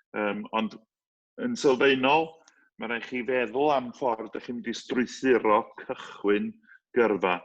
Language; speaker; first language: Welsh; native; Welsh